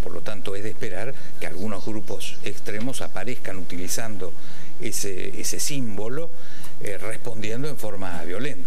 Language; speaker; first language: Spanish; native; Spanish